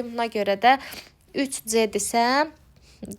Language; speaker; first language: Azerbaijani; native; Azerbaijani